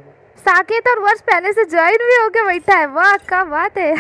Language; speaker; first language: Hindi; non-native, local second language; Bangla